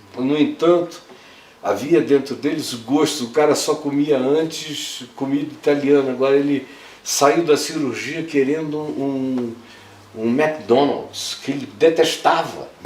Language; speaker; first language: Portuguese; native; Portuguese